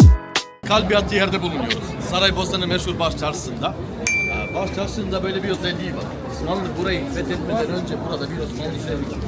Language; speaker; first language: Turkish; native; Turkish